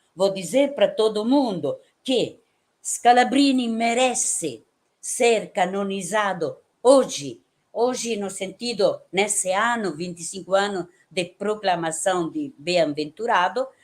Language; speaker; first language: Portuguese; non-native, fluent; Italian